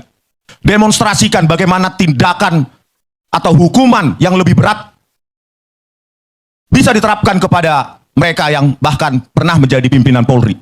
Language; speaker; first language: Indonesian; native; Indonesian